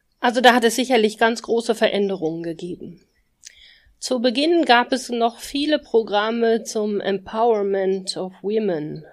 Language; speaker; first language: German; native; German